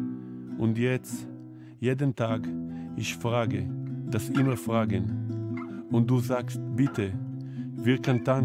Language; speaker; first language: German; non-native, learner; Hebrew